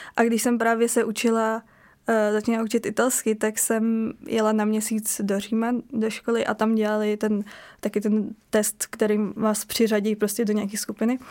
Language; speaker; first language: Czech; native; Czech